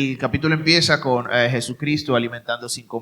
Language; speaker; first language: Spanish; native; Spanish